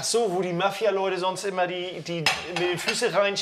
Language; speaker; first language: German; native; German